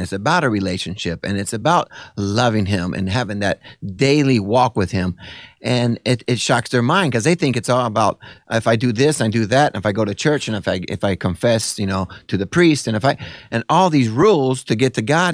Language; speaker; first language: English; early bilingual, other home language; Italian